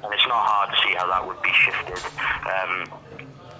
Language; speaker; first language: English; native; English